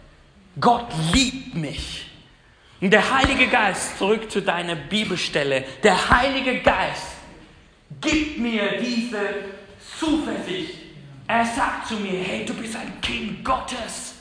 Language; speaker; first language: German; non-native, fluent; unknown